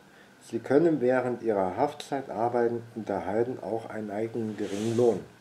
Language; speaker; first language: German; native; German